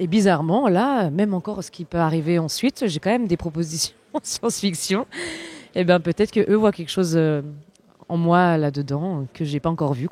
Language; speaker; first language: French; native; French